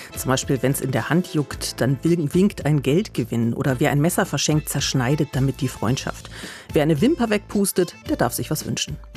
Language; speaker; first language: German; native; German